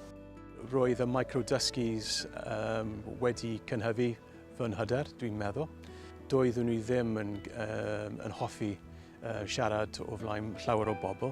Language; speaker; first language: Welsh; non-native, local second language; English